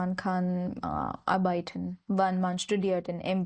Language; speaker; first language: German; non-native, learner; Marathi